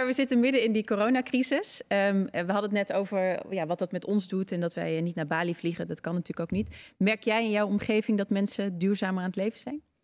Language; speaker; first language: Dutch; native; Dutch